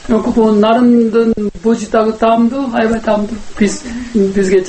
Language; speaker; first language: Kyrgyz; non-native, learner; Korean